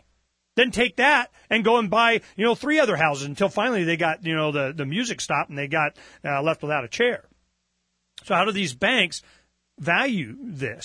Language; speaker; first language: English; native; English